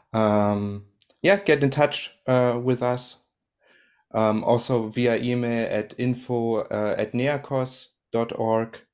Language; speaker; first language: English; non-native, fluent; German